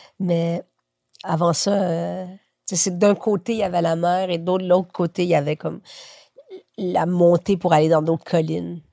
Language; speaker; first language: French; early bilingual, other home language; Spanish